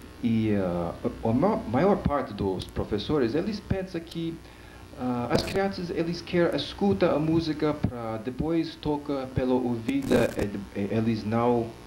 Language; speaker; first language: Portuguese; non-native, fluent; English